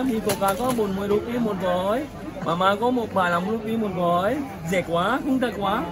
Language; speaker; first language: Vietnamese; non-native, learner; Hindi